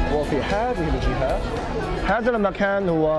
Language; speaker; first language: Arabic; non-native, fluent; Chinese